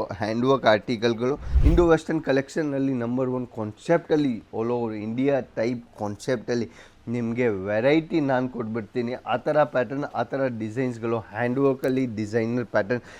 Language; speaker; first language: Kannada; non-native, local second language; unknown